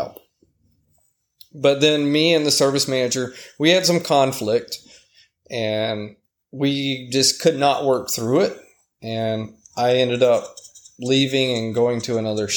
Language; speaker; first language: English; native; English